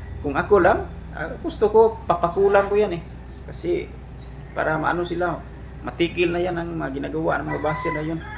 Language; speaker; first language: Filipino; non-native, local second language; Cebuano